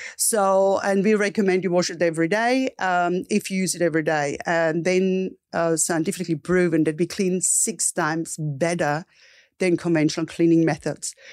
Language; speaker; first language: English; non-native, fluent; German